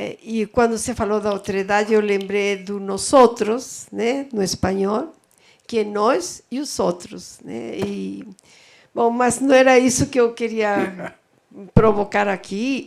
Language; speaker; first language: Portuguese; non-native, fluent; Spanish